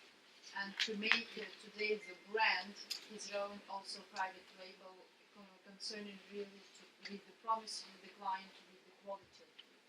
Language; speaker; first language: English; non-native, learner; Russian